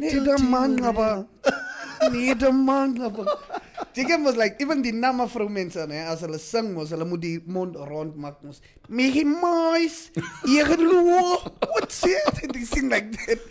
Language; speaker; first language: English; non-native, local second language; Afrikaans